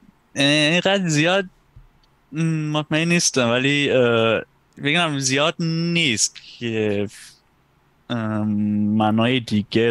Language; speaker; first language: Persian; non-native, fluent; German